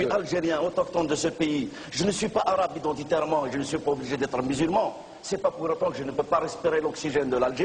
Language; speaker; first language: French; non-native, local second language; Kabyle